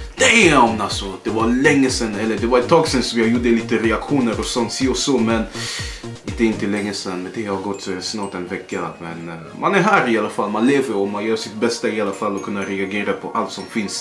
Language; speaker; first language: Swedish; early bilingual, other home language; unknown